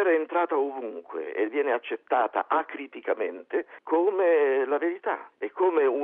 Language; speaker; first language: Italian; native; Italian